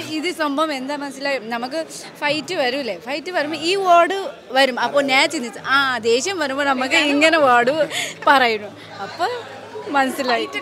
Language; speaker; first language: Malayalam; non-native, learner; Nepali